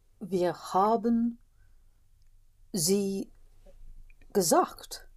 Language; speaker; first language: German; non-native, learner; English